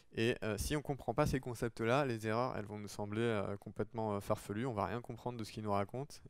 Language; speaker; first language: French; native; French